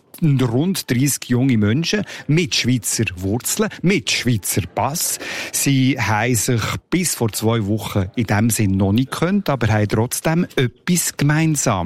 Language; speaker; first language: German; native; German